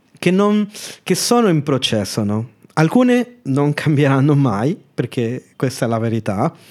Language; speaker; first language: Italian; non-native, fluent; Spanish